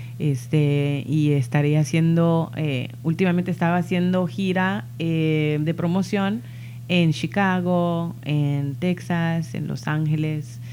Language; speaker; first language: Spanish; early bilingual, heritage; Spanish